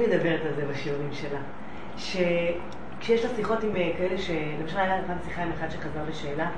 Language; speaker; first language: Hebrew; non-native, learner; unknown